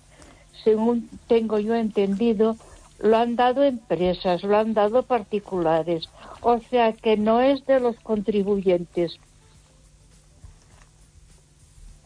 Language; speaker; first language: Spanish; non-native, local second language; Catalan